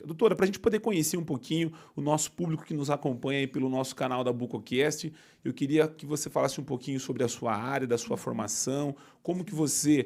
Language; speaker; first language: Portuguese; native; Portuguese